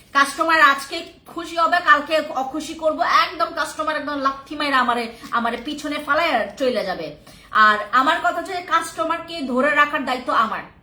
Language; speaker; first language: Bangla; non-native, local second language; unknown